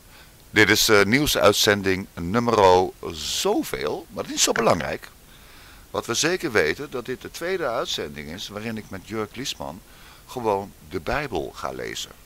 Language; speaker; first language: Dutch; native; Dutch